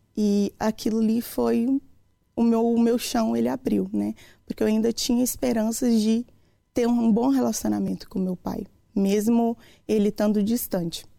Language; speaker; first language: Portuguese; native; Portuguese